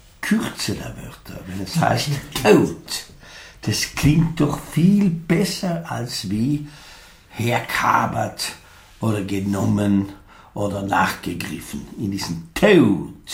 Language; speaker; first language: German; non-native, local second language; Ladin